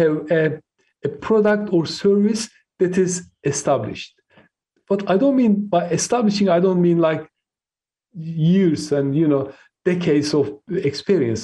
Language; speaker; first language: English; non-native, fluent; Turkish